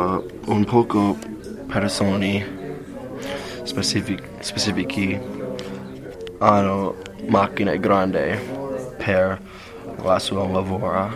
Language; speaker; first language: Italian; non-native, learner; English